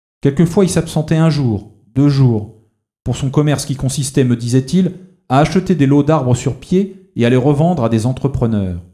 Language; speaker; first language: French; native; French